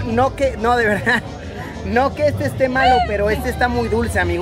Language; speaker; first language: Spanish; native; Spanish